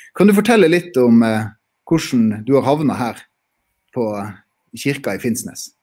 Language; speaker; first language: Norwegian; native; Norwegian